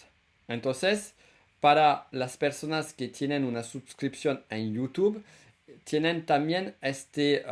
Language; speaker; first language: Spanish; non-native, fluent; French